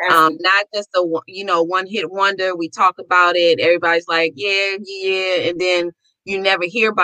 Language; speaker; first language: English; native; English